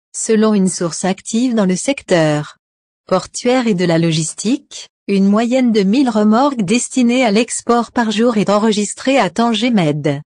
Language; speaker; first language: French; non-native, local second language; Arabic